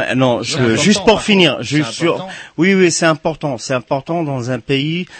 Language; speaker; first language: French; non-native, local second language; Arabic